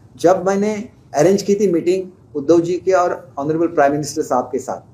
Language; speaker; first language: Hindi; non-native, local second language; Marathi